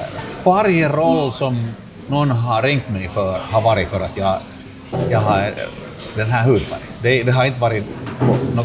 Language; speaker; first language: Swedish; non-native, local second language; Finnish